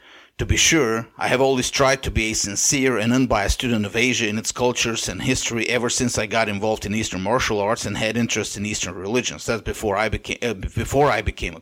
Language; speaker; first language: English; non-native, fluent; Bulgarian